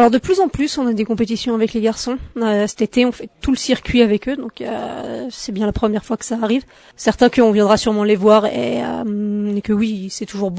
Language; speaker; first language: French; native; French